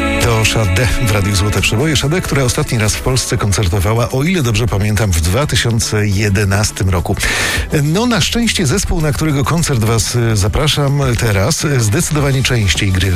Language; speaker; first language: Polish; native; Polish